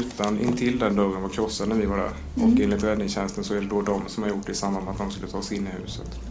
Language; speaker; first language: Swedish; native; Swedish